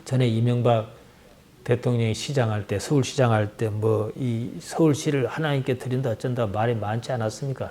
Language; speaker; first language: Korean; native; Korean